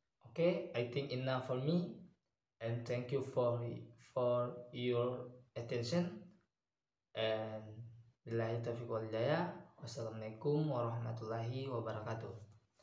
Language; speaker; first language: English; non-native, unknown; Indonesian